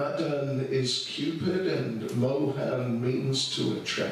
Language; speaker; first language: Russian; non-native, learner; English